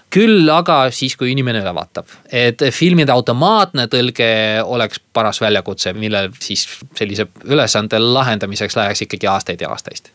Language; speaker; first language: Estonian; native; Estonian